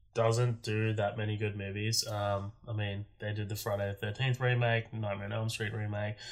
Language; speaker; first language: English; native; English